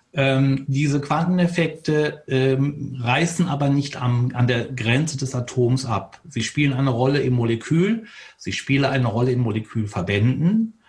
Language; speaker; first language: German; native; German